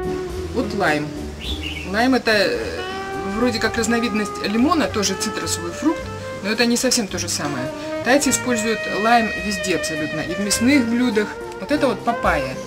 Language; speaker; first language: Russian; native; Russian